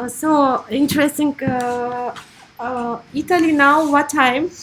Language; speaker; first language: English; non-native, learner; Russian